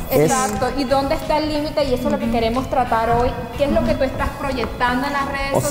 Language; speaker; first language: Spanish; native; Spanish